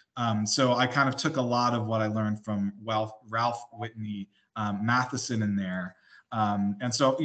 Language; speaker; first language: English; native; English